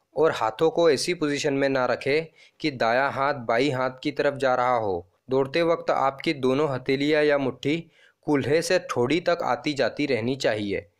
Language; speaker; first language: Hindi; non-native, local second language; Marathi